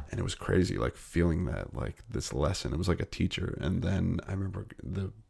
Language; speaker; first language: English; native; English